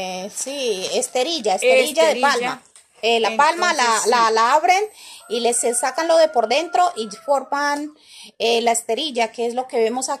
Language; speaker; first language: Spanish; native; Spanish